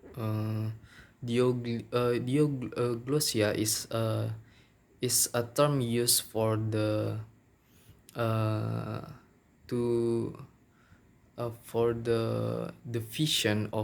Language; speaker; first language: English; non-native, local second language; Minangkabau